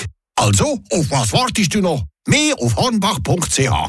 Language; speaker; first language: German; native; German